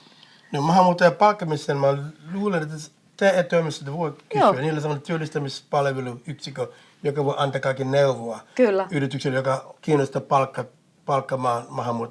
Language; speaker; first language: Finnish; non-native, fluent; English